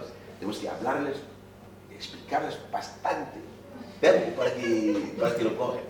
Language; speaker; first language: Spanish; non-native, fluent; Wolof